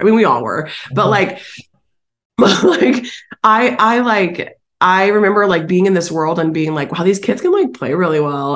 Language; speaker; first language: English; native; English